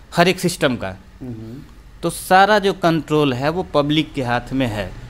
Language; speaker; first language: Hindi; native; Hindi